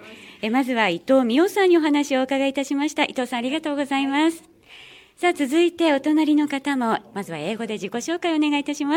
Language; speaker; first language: Japanese; native; Japanese